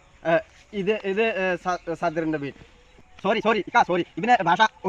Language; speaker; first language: Malayalam; non-native, learner; Bangla